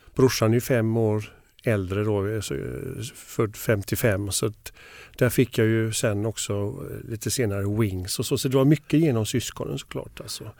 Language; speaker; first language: Swedish; native; Swedish